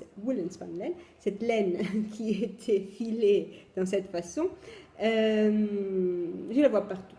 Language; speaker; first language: French; non-native, fluent; Italian